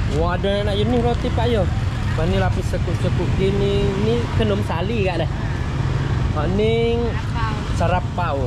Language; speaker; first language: Malay; native; Malay